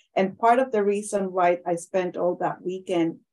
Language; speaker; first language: English; non-native, fluent; Spanish